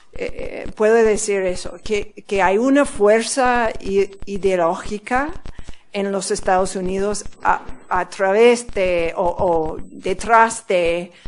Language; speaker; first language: Spanish; non-native, fluent; English